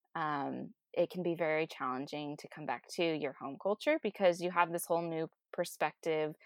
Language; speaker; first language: English; native; English